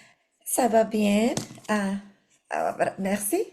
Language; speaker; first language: French; non-native, learner; Spanish